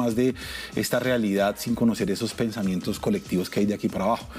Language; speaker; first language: Spanish; native; Spanish